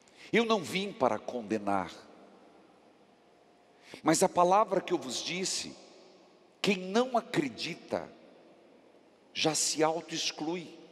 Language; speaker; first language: Portuguese; native; Portuguese